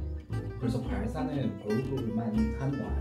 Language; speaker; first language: Korean; non-native, fluent; Chinese